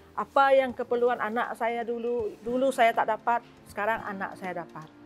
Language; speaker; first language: Malay; non-native, local second language; Iban